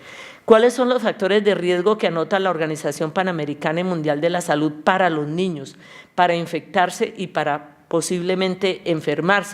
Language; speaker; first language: Spanish; native; Spanish